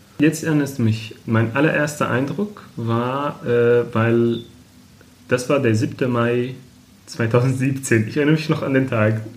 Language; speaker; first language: German; non-native, fluent; Arabic